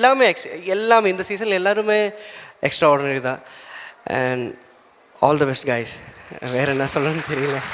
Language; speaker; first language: Tamil; non-native, learner; Malayalam